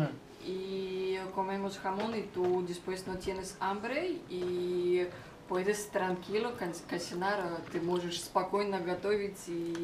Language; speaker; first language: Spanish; non-native, learner; Russian